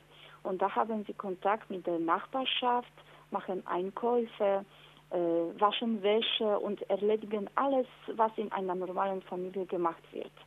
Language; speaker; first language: German; non-native, learner; Polish